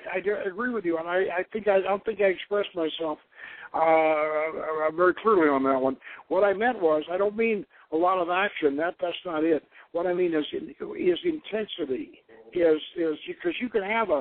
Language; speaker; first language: English; native; English